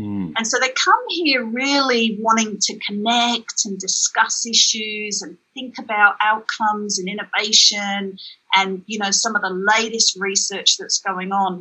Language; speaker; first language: English; native; English